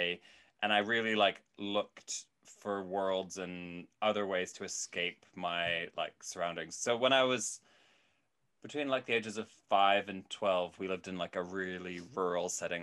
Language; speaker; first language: English; native; English